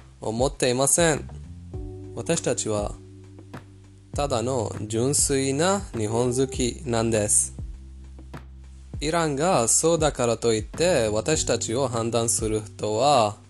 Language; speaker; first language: Japanese; non-native, fluent; Persian